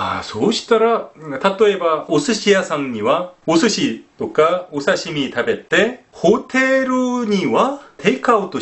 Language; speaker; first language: Japanese; non-native, fluent; Korean